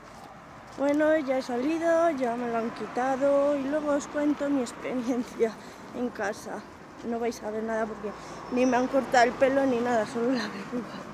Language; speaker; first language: Spanish; native; Spanish